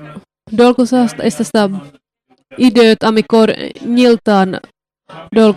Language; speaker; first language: Hungarian; non-native, learner; Finnish